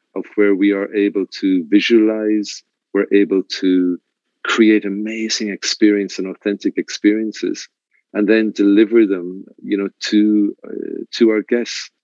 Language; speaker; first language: English; native; English